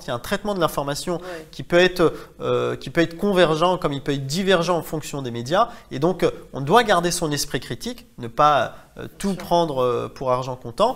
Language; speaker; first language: French; native; French